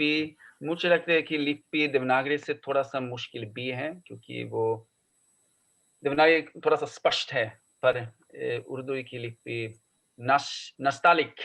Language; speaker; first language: Hindi; non-native, learner; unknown